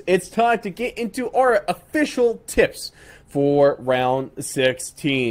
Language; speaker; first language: English; native; English